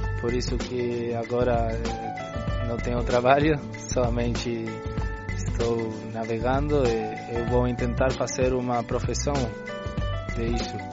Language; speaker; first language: Portuguese; non-native, learner; Spanish